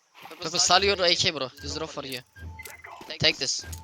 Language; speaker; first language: English; non-native, learner; Turkish